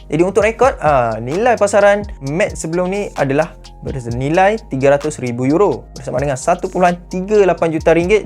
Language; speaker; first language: Malay; native; Malay